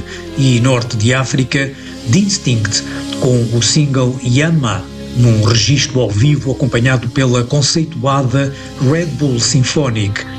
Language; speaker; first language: Portuguese; native; Portuguese